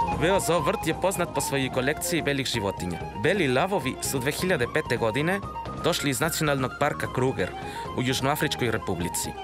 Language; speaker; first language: Serbian; non-native, fluent; Spanish